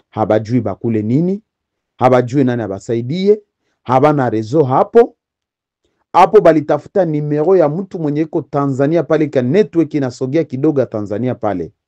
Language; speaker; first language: Swahili; native; Swahili